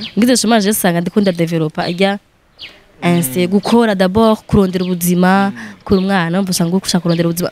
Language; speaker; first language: Rundi; non-native, local second language; Swahili